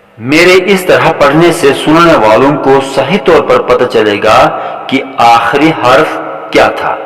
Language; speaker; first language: Urdu; non-native, local second language; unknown